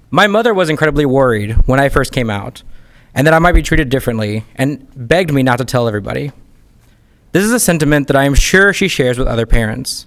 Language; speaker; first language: English; native; English